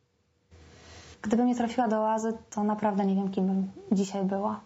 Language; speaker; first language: Polish; native; Polish